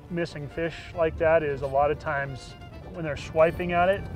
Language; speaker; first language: English; native; English